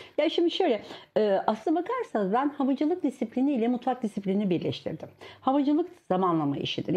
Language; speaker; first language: Turkish; early bilingual, heritage; Turkish